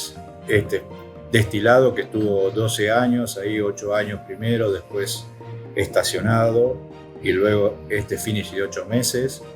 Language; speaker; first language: Spanish; native; Spanish